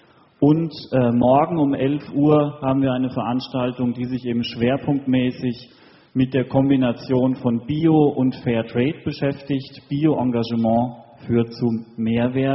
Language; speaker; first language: German; native; German